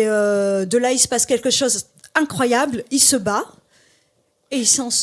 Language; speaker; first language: French; native; French